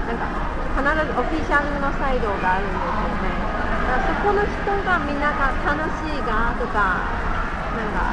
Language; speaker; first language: Japanese; non-native, fluent; Chinese